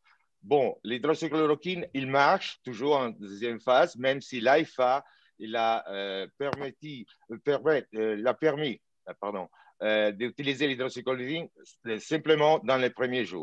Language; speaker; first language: French; non-native, fluent; Italian